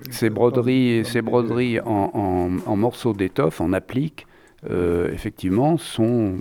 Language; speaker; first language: French; native; French